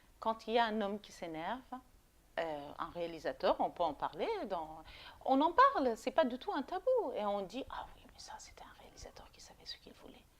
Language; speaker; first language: French; non-native, fluent; Persian